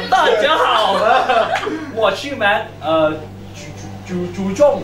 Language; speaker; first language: Chinese; non-native, learner; Thai